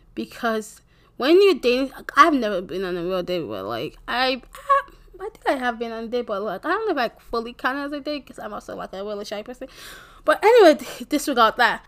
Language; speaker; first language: English; early bilingual, other home language; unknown